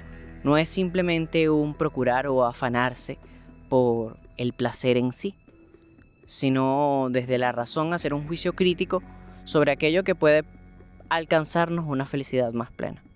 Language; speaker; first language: Spanish; native; Spanish